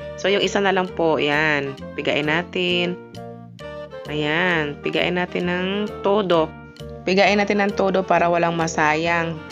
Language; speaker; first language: Filipino; non-native, local second language; Cebuano